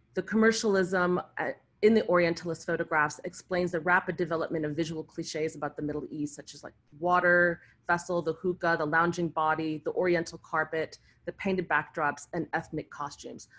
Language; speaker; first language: English; early bilingual, other home language; Arabic